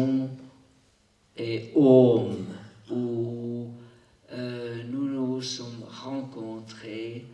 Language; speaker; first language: French; non-native, local second language; German